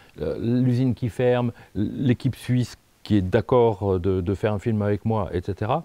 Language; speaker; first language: French; native; French